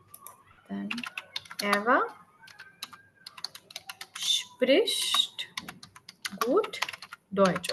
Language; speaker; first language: German; non-native, learner; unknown